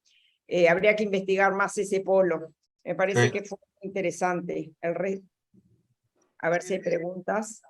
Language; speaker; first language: Spanish; native; Spanish